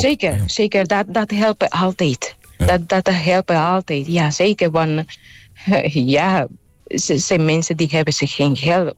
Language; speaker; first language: Dutch; non-native, fluent; Spanish